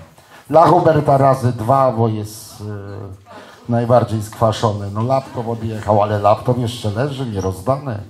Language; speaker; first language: Polish; native; Polish